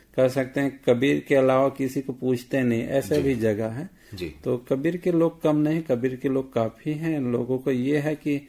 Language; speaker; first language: Hindi; native; Hindi